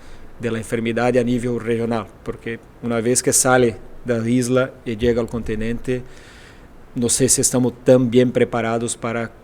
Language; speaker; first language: Spanish; non-native, fluent; Portuguese